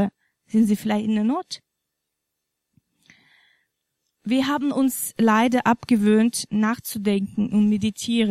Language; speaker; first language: German; non-native, fluent; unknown